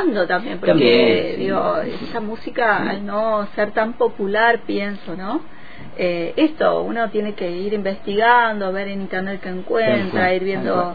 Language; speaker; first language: Spanish; native; Spanish